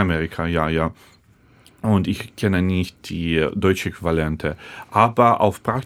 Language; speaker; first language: German; non-native, fluent; Russian